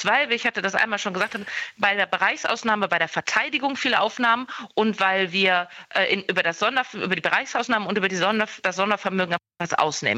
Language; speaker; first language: German; native; German